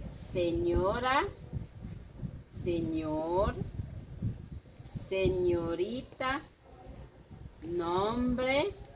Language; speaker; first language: Spanish; non-native, fluent; French